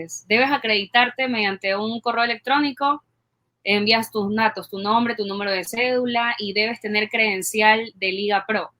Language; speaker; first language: Spanish; native; Spanish